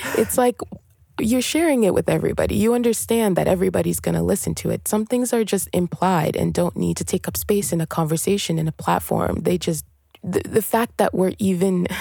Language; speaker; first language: English; non-native, local second language; French